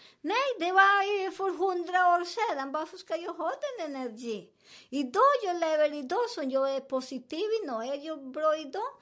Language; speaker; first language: Swedish; non-native, fluent; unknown